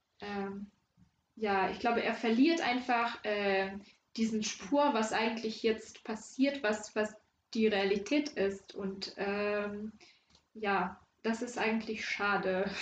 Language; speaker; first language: German; non-native, fluent; Ukrainian